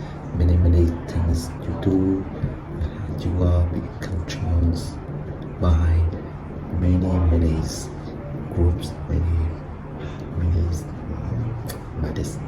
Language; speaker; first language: English; non-native, learner; Vietnamese